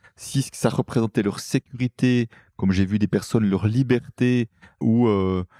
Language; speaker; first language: French; native; French